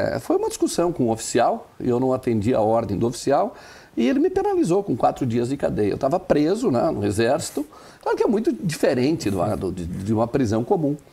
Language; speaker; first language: Portuguese; non-native, local second language; German